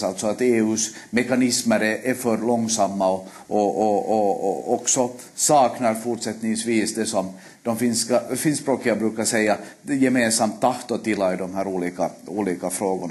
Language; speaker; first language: Swedish; native; Swedish